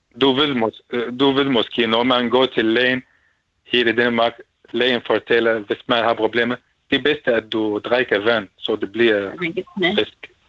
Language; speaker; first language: Danish; non-native, learner; Arabic